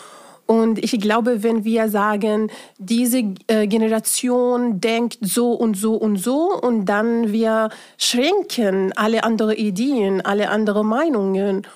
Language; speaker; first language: German; non-native, fluent; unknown